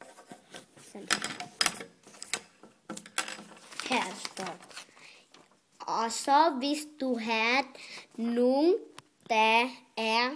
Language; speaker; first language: Danish; early bilingual, other home language; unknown